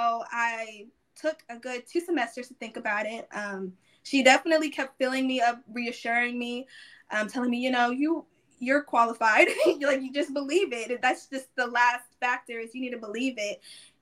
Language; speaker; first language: English; native; English